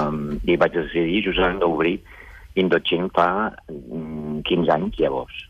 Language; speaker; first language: Catalan; non-native, fluent; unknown